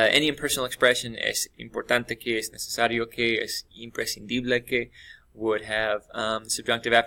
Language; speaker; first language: Spanish; non-native, fluent; English